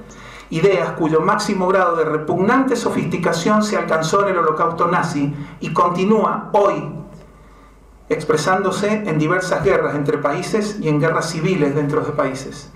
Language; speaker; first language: Spanish; native; Spanish